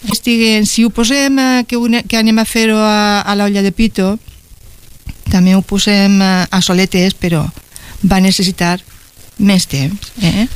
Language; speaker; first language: Catalan; non-native, local second language; Spanish